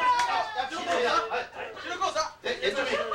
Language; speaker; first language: Chinese; non-native, local second language; Amis